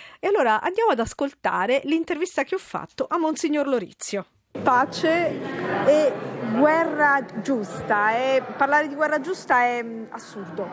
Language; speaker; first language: Italian; native; Italian